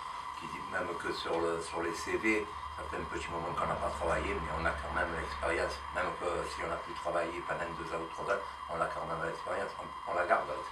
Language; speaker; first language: French; native; French